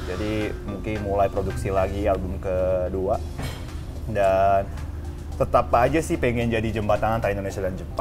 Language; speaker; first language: Indonesian; non-native, fluent; Japanese